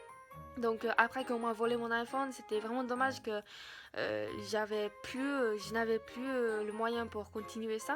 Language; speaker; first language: French; non-native, learner; Japanese